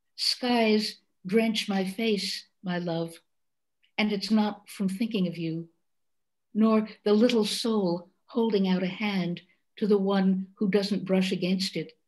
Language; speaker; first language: English; native; English